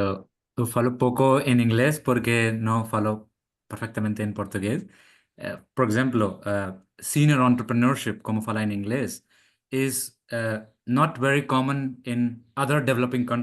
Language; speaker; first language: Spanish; non-native, learner; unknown